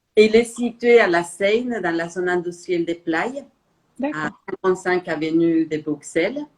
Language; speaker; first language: French; non-native, fluent; Spanish